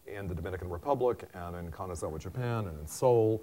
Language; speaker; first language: English; native; English